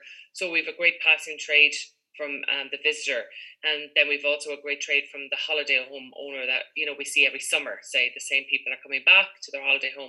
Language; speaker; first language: English; native; English